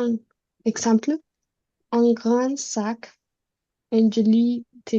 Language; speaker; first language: French; non-native, learner; Spanish